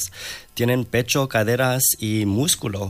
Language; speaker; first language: Spanish; non-native, learner; English